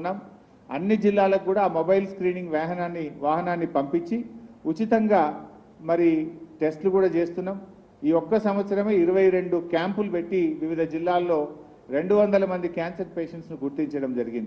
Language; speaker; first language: Telugu; native; Telugu